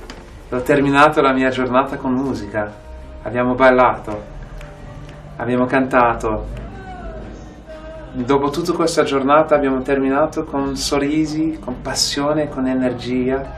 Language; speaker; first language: Italian; non-native, fluent; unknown